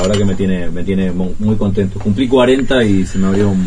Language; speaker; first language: Spanish; native; Spanish